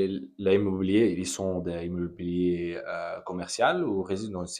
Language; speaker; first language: French; non-native, learner; Dutch